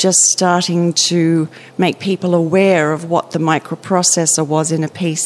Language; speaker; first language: English; native; English